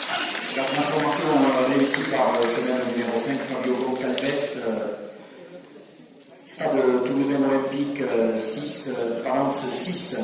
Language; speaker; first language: French; native; French